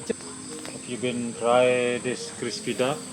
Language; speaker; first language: English; non-native, learner; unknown